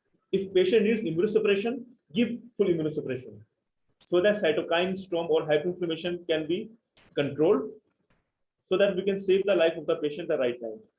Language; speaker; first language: English; non-native, local second language; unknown